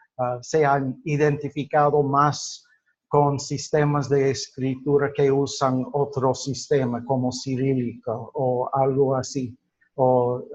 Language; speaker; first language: Spanish; non-native, fluent; English